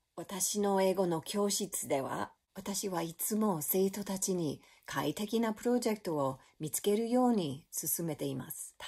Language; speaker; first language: Japanese; non-native, learner; English